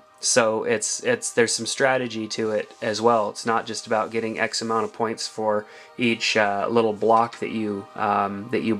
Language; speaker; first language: English; native; English